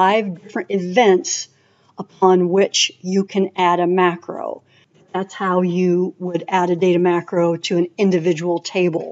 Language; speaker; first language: English; native; English